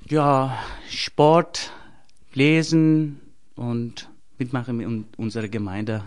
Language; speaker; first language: German; non-native, learner; Persian